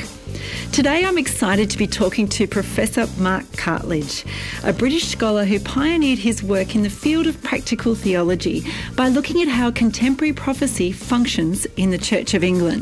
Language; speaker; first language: English; native; English